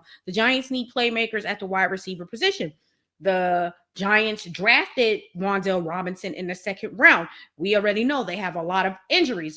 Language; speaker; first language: English; native; English